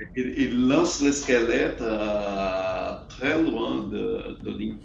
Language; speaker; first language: French; non-native, learner; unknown